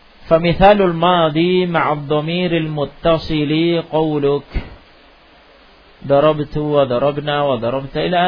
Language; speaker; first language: Arabic; non-native, fluent; Indonesian